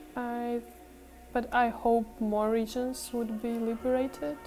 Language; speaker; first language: English; non-native, fluent; Ukrainian